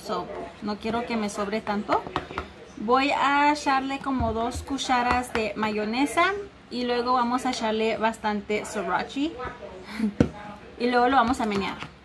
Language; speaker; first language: Spanish; early bilingual, heritage; Spanish